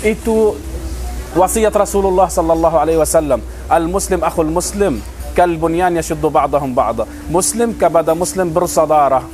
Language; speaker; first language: Indonesian; non-native, fluent; Arabic